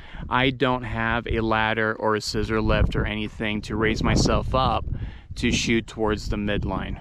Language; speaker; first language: English; native; English